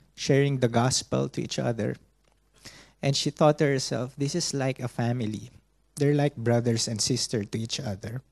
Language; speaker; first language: English; non-native, local second language; Filipino